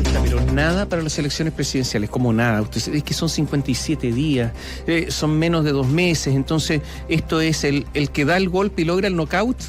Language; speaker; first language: Spanish; native; Spanish